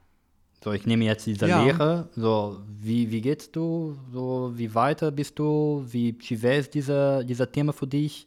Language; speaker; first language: German; non-native, learner; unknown